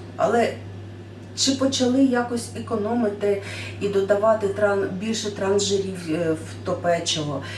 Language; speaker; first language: Ukrainian; non-native, local second language; Russian